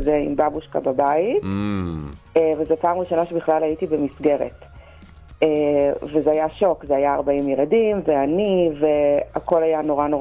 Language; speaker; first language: Hebrew; early bilingual, other home language; Russian